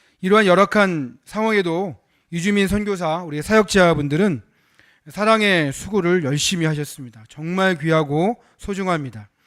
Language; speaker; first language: Korean; native; Korean